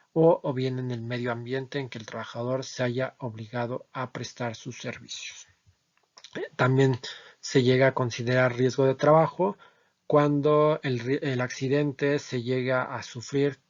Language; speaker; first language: Spanish; native; Spanish